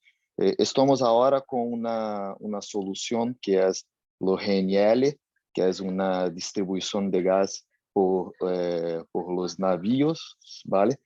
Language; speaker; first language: Spanish; non-native, learner; Portuguese